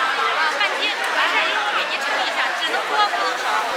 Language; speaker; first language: Chinese; native; Chinese